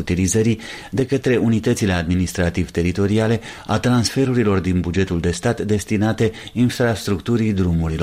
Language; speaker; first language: Romanian; native; Romanian